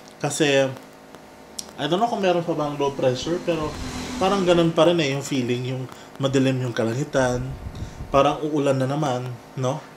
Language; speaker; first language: Filipino; non-native, local second language; Cebuano